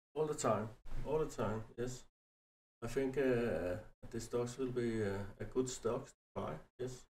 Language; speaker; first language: English; non-native, learner; Danish